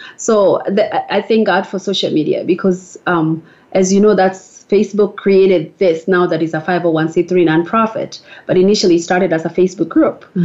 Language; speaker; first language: English; non-native, local second language; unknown